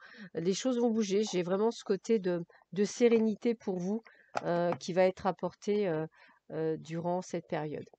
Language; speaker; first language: French; native; French